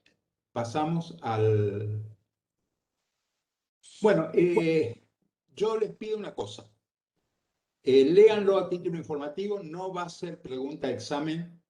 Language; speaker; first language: Spanish; native; Spanish